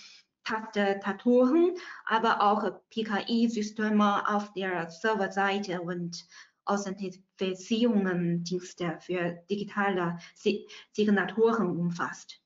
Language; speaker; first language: German; non-native, fluent; Chinese